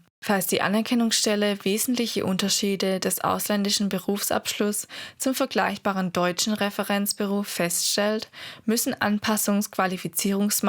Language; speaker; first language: German; native; German